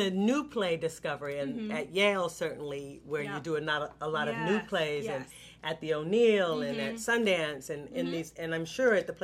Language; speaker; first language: English; native; English